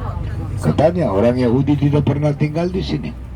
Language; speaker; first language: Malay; non-native, fluent; Hebrew